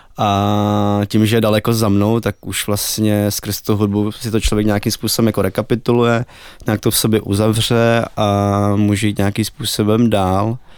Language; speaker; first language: Czech; early bilingual, other home language; Vietnamese